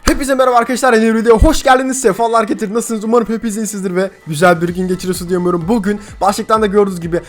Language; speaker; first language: Turkish; native; Turkish